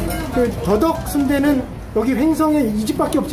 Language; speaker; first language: Korean; native; Korean